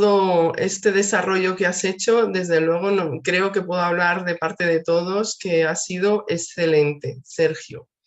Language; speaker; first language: Spanish; native; Spanish